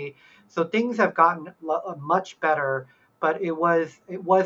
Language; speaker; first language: English; early bilingual, other home language; Korean